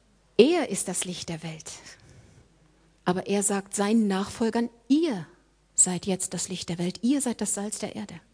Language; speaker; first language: German; native; German